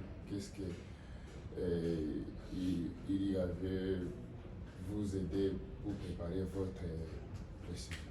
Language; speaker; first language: French; non-native, learner; Kinyarwanda